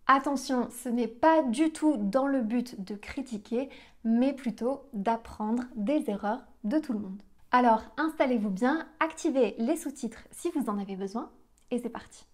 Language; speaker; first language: French; native; French